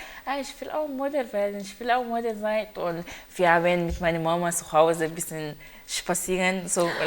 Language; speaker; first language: German; non-native, learner; Haitian Creole